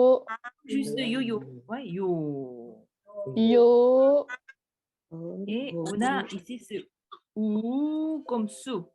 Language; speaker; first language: French; early bilingual, other home language; Korean